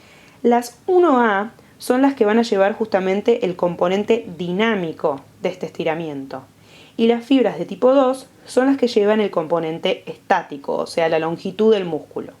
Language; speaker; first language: Spanish; native; Spanish